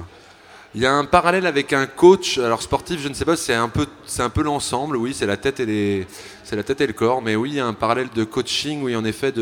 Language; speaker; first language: French; native; French